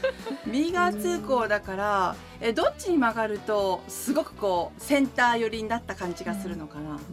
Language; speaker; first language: Japanese; native; Japanese